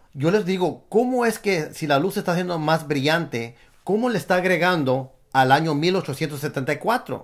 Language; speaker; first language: Spanish; early bilingual, other home language; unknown